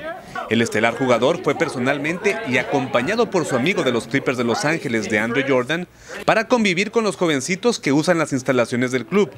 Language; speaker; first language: Spanish; native; Spanish